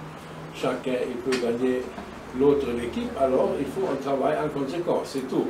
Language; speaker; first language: French; non-native, learner; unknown